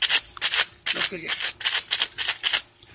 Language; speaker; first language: English; early bilingual, other home language; Spanish